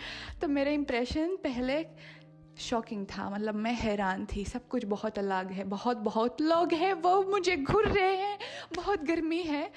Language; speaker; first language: Hindi; non-native, fluent; Russian